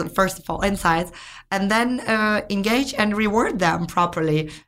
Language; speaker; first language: English; non-native, fluent; Ukrainian